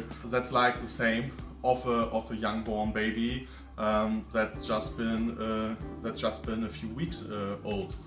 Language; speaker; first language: English; non-native, fluent; German